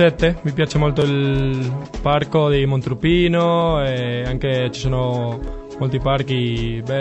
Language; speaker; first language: Italian; non-native, learner; Spanish